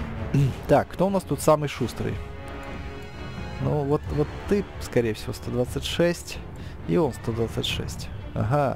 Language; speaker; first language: Russian; native; Russian